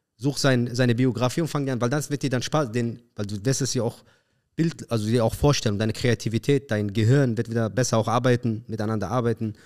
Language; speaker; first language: German; early bilingual, other home language; Arabic